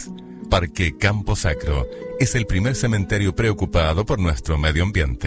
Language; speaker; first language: Spanish; native; Spanish